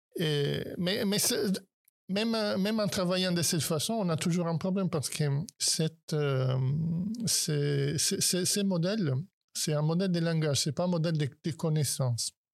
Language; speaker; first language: French; non-native, fluent; Italian